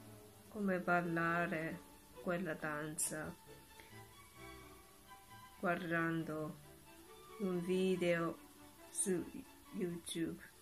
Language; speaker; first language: Italian; non-native, learner; Japanese